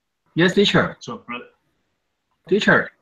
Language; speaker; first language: English; non-native, learner; Spanish